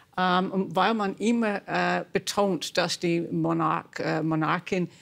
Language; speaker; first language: German; non-native, fluent; English